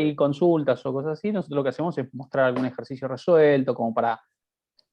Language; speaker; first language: Spanish; native; Spanish